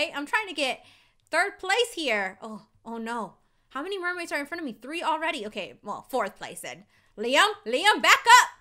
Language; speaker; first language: English; native; English